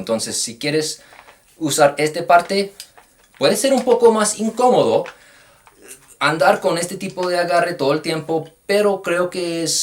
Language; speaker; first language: Spanish; non-native, fluent; English